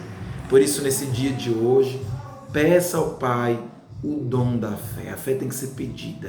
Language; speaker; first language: Portuguese; native; Portuguese